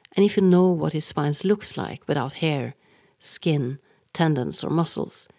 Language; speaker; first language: English; non-native, fluent; Norwegian